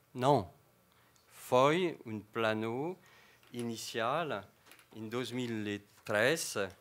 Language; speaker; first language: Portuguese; non-native, fluent; French